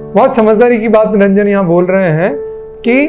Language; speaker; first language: Hindi; native; Hindi